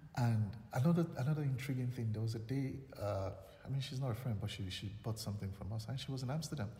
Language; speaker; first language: English; non-native, local second language; Yoruba